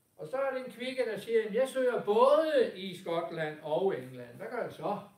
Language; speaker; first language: Danish; native; Danish